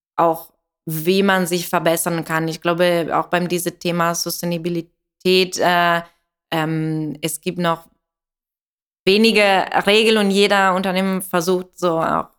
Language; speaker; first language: German; non-native, fluent; Italian